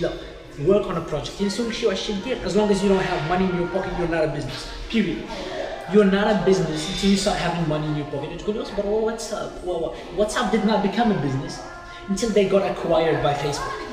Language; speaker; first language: English; non-native, fluent; Arabic